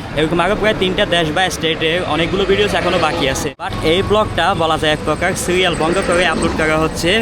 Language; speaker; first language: Bangla; native; Bangla